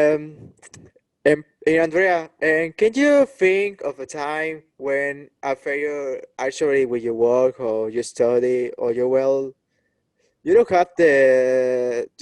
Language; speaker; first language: English; non-native, learner; Spanish